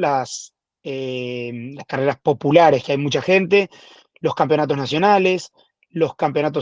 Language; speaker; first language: Spanish; native; Spanish